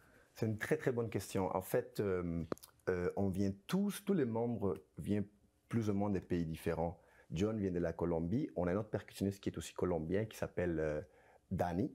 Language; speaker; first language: French; non-native, fluent; Spanish